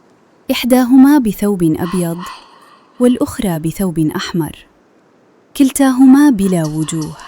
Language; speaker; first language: Arabic; native; Arabic